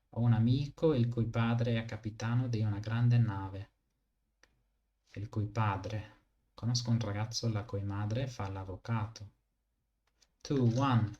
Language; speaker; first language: Italian; non-native, learner; English